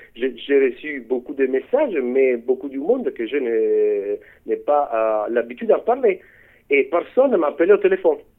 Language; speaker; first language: French; non-native, fluent; Italian